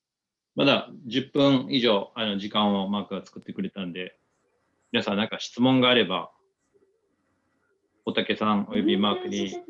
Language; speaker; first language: Japanese; native; Japanese